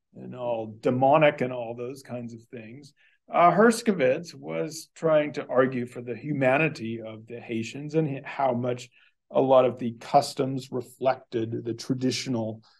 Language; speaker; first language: English; native; English